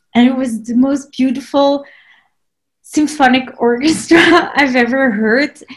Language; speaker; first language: English; non-native, fluent; Dutch